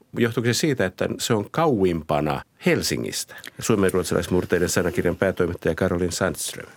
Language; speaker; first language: Finnish; native; Finnish